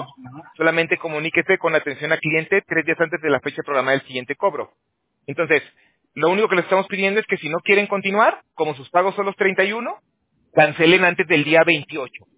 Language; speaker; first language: Spanish; native; Spanish